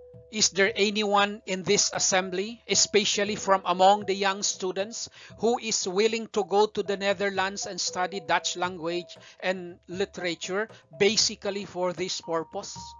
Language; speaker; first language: English; non-native, local second language; Maguindanaon